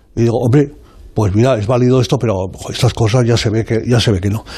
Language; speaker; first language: Spanish; native; Spanish